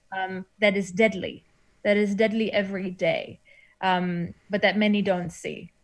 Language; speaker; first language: English; non-native, fluent; German